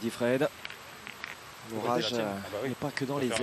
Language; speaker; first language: French; native; French